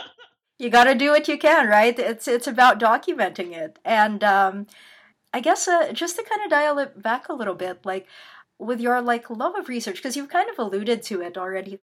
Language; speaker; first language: English; non-native, local second language; Filipino